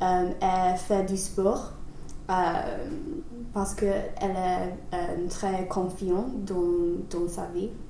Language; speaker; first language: French; non-native, learner; English